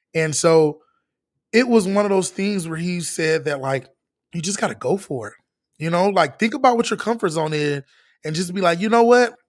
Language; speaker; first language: English; native; English